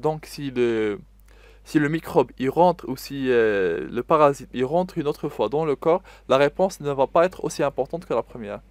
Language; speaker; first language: French; non-native, local second language; Arabic